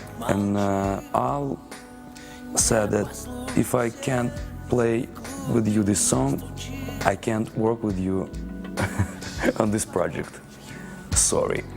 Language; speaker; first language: English; non-native, learner; Russian